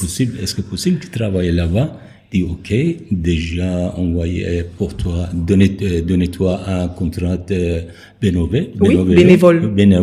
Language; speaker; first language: French; non-native, learner; Persian